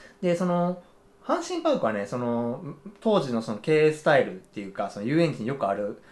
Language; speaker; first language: Japanese; native; Japanese